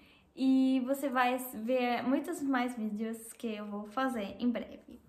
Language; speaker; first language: Portuguese; non-native, learner; German